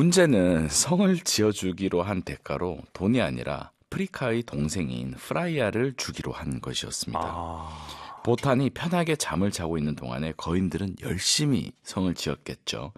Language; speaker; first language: Korean; native; Korean